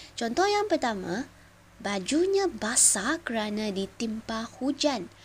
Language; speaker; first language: Indonesian; non-native, local second language; Chinese